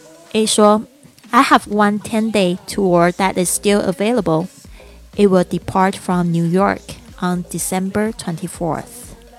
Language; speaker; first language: English; non-native, fluent; Chinese